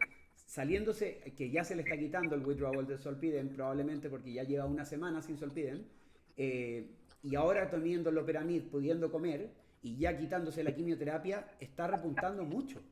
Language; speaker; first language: Spanish; native; Spanish